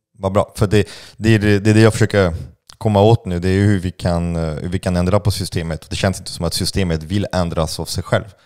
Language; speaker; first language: Swedish; non-native, fluent; French